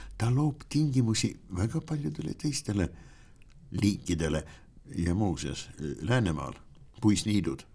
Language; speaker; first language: Estonian; non-native, local second language; Russian